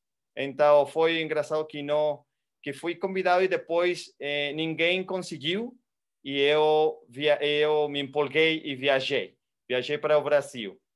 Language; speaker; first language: Portuguese; non-native, fluent; Spanish